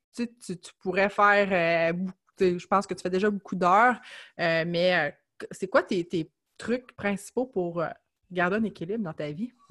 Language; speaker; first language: French; native; French